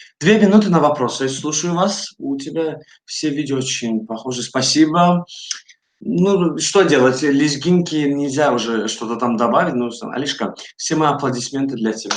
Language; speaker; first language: Russian; non-native, fluent; Azerbaijani